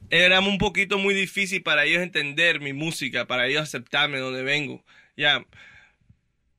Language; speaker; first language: Spanish; early bilingual, heritage; Spanish